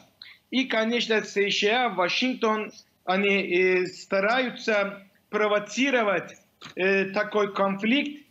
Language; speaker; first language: Russian; non-native, fluent; Turkish